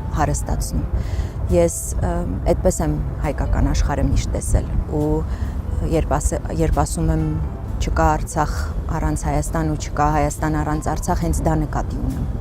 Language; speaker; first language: Armenian; native; Armenian